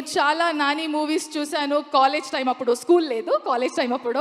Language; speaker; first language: Telugu; non-native, learner; Tulu